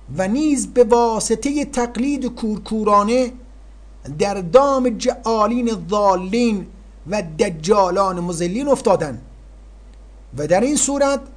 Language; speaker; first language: Persian; native; Persian